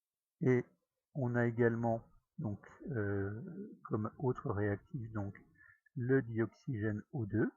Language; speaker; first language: French; native; French